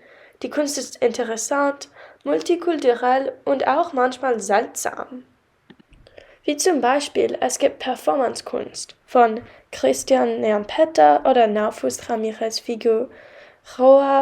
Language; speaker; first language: German; non-native, learner; English